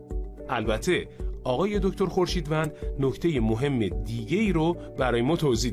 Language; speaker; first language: Persian; native; Persian